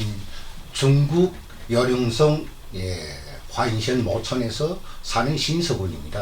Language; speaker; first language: Korean; native; Korean